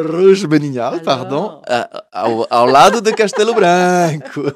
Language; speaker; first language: French; early bilingual, other home language; Portuguese